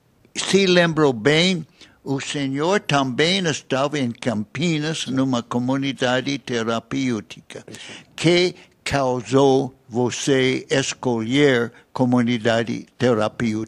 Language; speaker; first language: Portuguese; non-native, learner; English